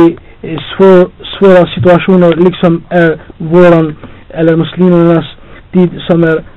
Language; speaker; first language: Swedish; non-native, fluent; Albanian